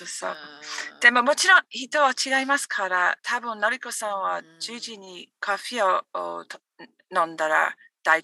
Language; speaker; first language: Japanese; non-native, learner; English